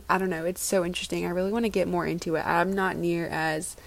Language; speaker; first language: English; native; English